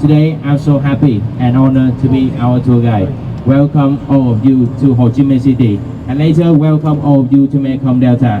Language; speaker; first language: English; non-native, learner; Vietnamese